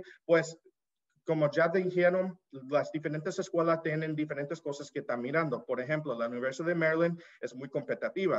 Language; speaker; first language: Spanish; early bilingual, heritage; Spanish